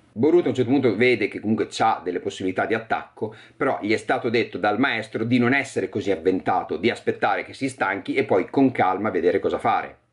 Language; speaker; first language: Italian; native; Italian